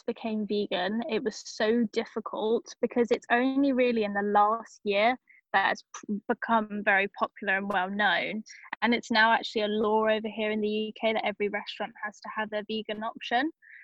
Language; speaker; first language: English; native; English